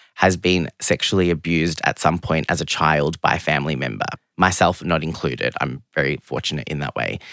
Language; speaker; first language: English; early bilingual, other home language; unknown